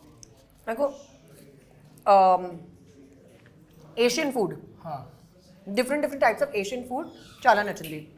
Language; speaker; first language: Telugu; non-native, local second language; Hindi